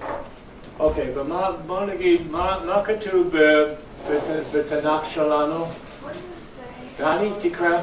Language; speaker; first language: Hebrew; non-native, fluent; English